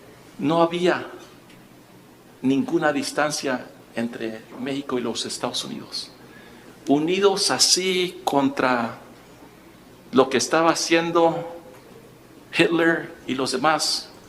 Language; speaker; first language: Spanish; non-native, fluent; English